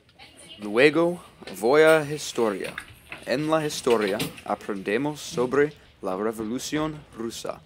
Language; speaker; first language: Spanish; non-native, learner; English